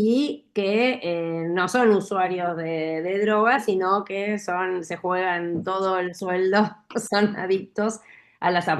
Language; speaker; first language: Spanish; native; Spanish